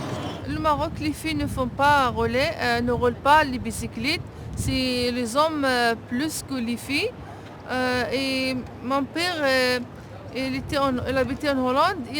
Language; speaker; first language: French; non-native, learner; Arabic